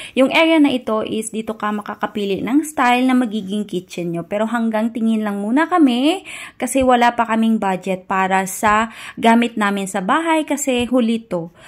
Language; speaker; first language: Filipino; non-native, local second language; Hiligaynon